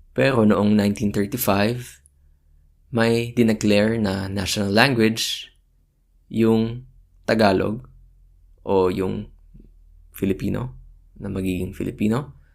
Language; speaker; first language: Filipino; native; Filipino